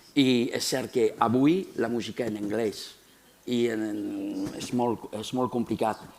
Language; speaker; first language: Catalan; non-native, fluent; French